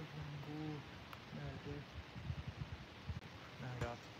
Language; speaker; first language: Turkish; non-native, learner; English